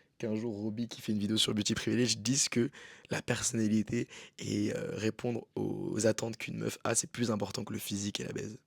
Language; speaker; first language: French; native; French